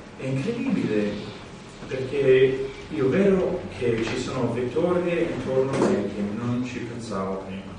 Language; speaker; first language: Italian; non-native, fluent; English